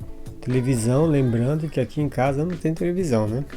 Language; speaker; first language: Portuguese; native; Portuguese